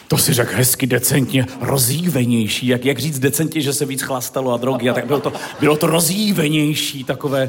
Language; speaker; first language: Czech; native; Czech